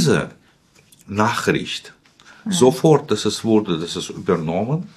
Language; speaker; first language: German; non-native, fluent; Russian